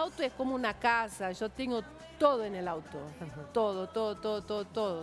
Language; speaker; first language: Spanish; non-native, fluent; Portuguese